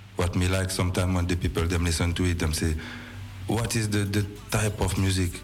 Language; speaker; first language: English; non-native, learner; French